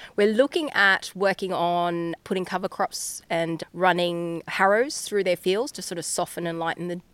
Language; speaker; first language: English; native; English